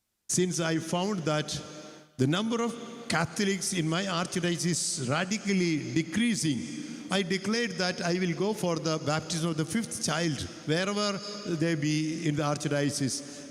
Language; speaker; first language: English; non-native, local second language; Malayalam